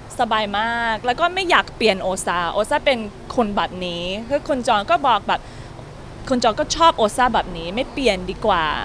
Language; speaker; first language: Thai; non-native, learner; English